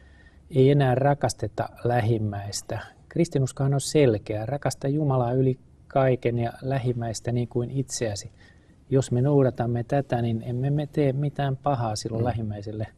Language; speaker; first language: Finnish; native; Finnish